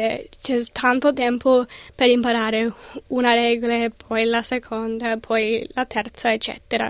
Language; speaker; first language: Italian; non-native, learner; English